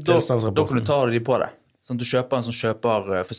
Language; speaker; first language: Norwegian; native; Norwegian